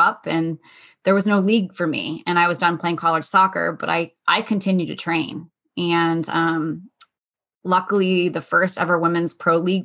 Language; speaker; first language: English; native; English